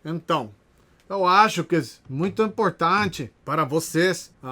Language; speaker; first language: Portuguese; non-native, learner; Spanish